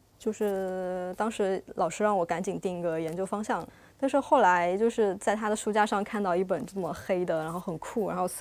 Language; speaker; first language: Chinese; native; Chinese